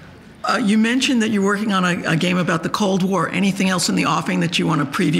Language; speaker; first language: English; native; English